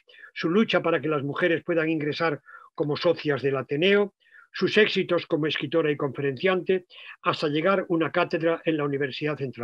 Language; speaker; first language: Spanish; native; Spanish